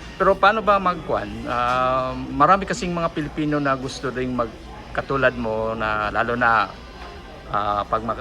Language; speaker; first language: Filipino; native; Filipino